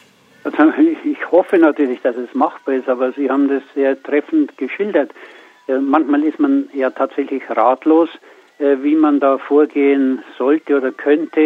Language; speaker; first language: German; native; German